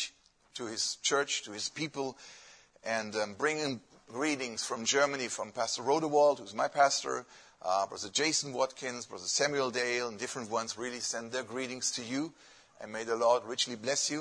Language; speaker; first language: English; non-native, fluent; German